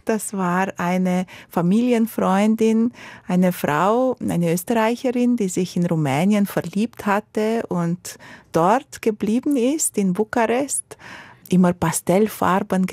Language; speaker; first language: German; non-native, local second language; Romanian